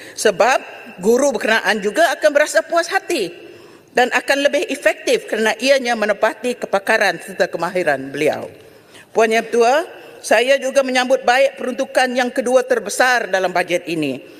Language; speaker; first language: Malay; native; Malay